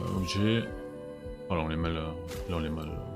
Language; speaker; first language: French; native; French